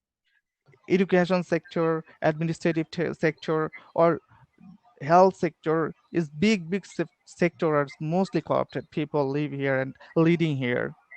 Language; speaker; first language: English; non-native, learner; Bangla